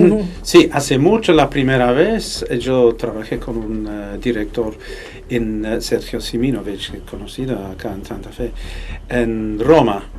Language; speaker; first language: Spanish; non-native, fluent; English